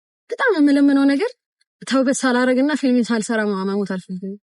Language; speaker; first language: Amharic; native; Amharic